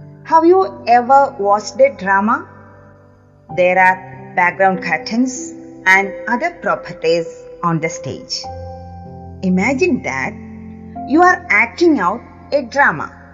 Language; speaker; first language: English; non-native, local second language; Malayalam